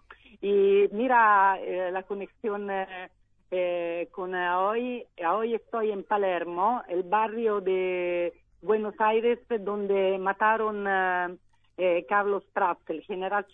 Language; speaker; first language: Spanish; non-native, learner; Italian